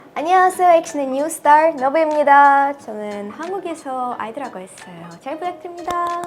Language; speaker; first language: Korean; non-native, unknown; Russian